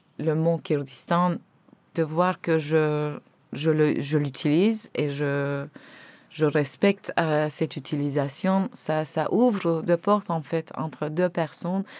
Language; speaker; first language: French; non-native, fluent; Turkish